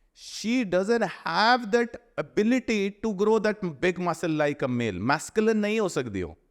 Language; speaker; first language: English; non-native, local second language; Punjabi